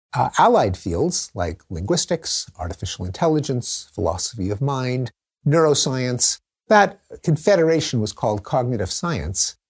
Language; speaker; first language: English; native; English